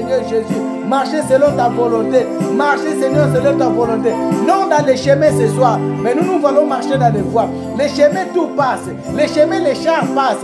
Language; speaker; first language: French; non-native, local second language; Lingala